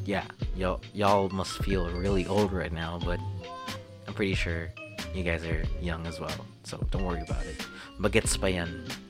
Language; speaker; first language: English; non-native, local second language; Filipino